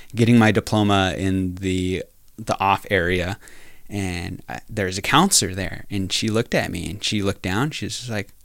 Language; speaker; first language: English; native; English